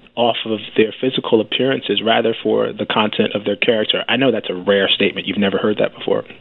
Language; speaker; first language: English; native; English